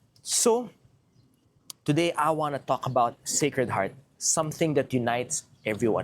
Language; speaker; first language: English; non-native, local second language; Filipino